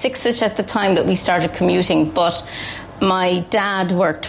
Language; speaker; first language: English; native; English